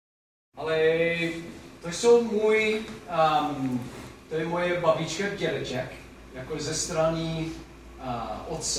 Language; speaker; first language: Czech; non-native, fluent; English